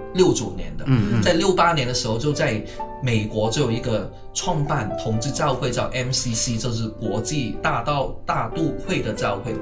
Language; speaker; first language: Chinese; non-native, local second language; Cantonese